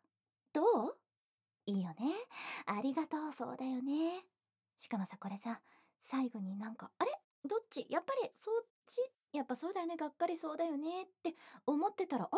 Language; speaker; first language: Japanese; native; Japanese